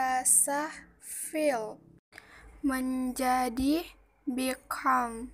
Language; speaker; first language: Indonesian; native; Indonesian